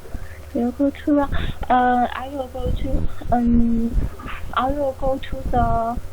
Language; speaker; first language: English; non-native, learner; Chinese